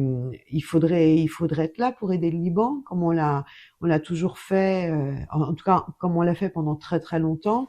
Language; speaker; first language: French; native; French